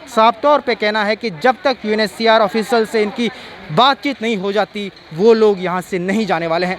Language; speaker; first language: Hindi; native; Hindi